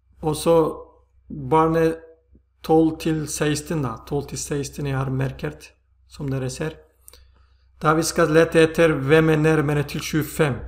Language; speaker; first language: Swedish; non-native, fluent; Turkish